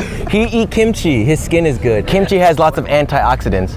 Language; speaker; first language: English; native; English